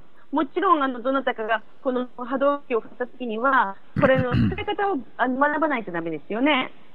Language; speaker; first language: Japanese; native; Japanese